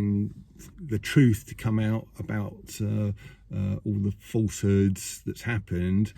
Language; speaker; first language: English; native; English